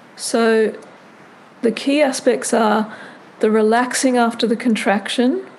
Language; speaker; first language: English; native; English